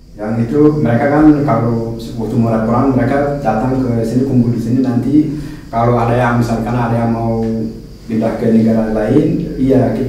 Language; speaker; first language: Indonesian; non-native, fluent; Arabic